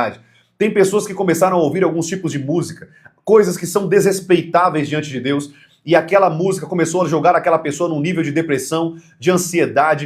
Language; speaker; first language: Portuguese; native; Portuguese